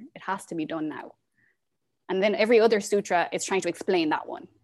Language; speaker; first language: English; native; English